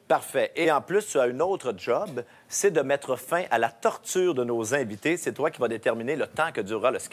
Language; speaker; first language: French; native; French